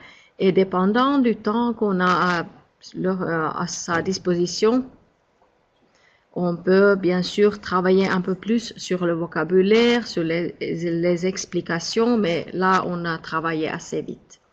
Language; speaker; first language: French; non-native, fluent; Finnish